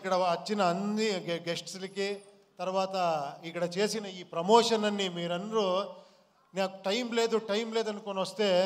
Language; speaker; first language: Telugu; non-native, local second language; Kannada